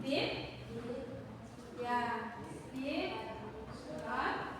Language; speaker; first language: English; non-native, learner; Indonesian